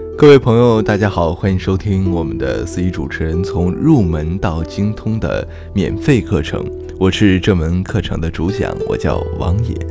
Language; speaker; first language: Chinese; native; Chinese